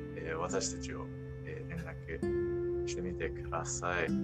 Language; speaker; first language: Japanese; non-native, fluent; English